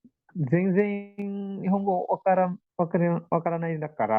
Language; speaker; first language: Japanese; non-native, learner; Indonesian